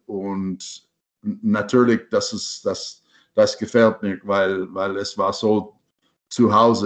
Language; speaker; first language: German; non-native, learner; English